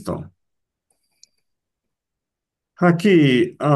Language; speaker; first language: Spanish; non-native, fluent; English